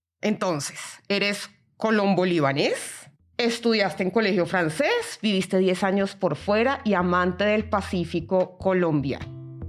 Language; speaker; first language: Spanish; native; Spanish